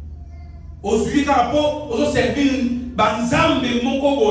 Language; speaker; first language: French; non-native, local second language; Lingala